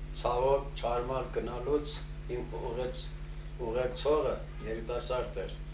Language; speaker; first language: Armenian; early bilingual, heritage; Armenian